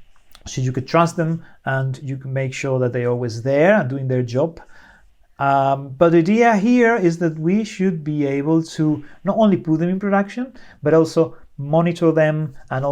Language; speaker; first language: English; non-native, fluent; Spanish